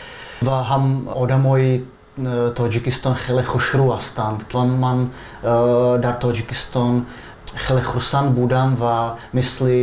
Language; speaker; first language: Persian; non-native, fluent; Slovak